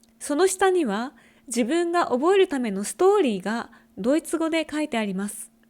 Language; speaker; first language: Japanese; native; Japanese